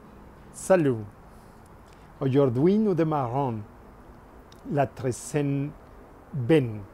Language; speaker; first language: French; non-native, learner; Spanish